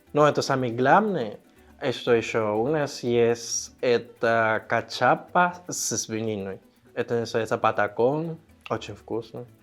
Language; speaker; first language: Russian; non-native, learner; Spanish